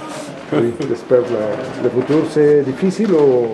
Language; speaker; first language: French; non-native, learner; Spanish